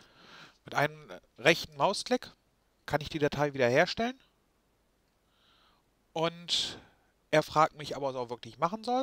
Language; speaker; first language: German; native; German